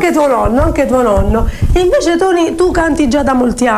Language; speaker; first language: Italian; native; Italian